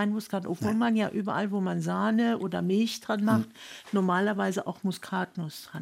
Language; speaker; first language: German; native; German